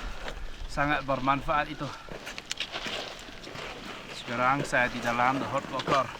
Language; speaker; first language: Indonesian; non-native, learner; English